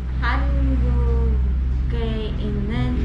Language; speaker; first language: Korean; non-native, learner; Filipino